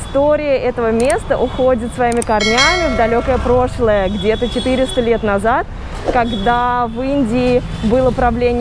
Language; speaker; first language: Russian; native; Russian